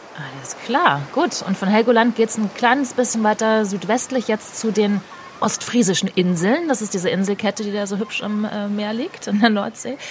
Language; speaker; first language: German; native; German